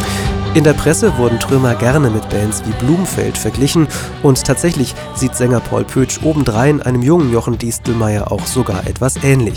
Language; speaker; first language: German; native; German